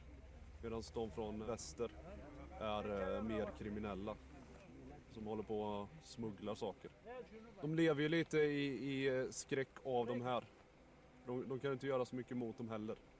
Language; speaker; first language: Swedish; native; Swedish